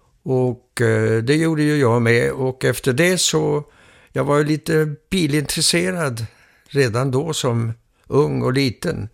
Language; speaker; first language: Swedish; early bilingual, heritage; Swedish